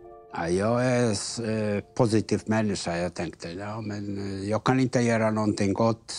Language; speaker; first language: Swedish; non-native, fluent; Polish